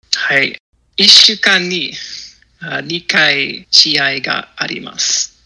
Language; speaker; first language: Japanese; non-native, learner; English